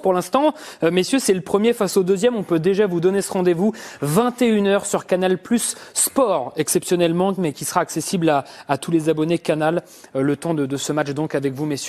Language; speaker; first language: French; native; French